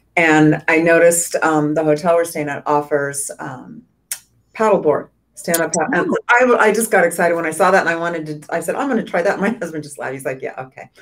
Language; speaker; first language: English; native; English